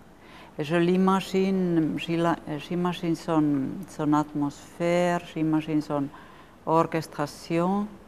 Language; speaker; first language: French; non-native, fluent; Finnish